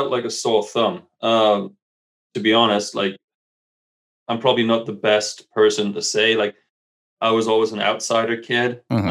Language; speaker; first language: English; native; English